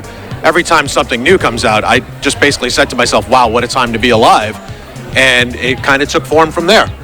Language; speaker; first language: English; native; English